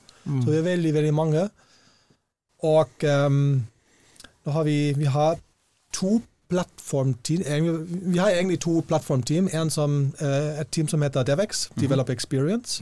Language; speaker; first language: Norwegian; non-native, fluent; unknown